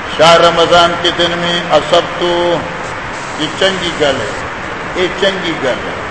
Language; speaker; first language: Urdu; non-native, local second language; Pashto